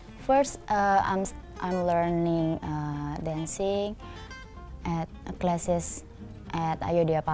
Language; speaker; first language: English; non-native, learner; Indonesian